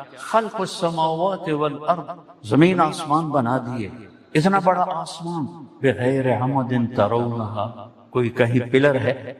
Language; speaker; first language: Urdu; non-native, local second language; Punjabi